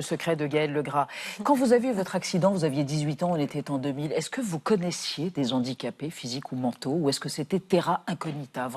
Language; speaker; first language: French; native; French